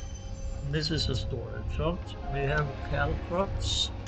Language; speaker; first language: English; non-native, fluent; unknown